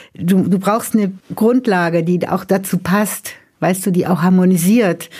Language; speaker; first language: German; native; German